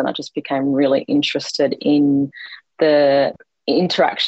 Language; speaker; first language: English; native; English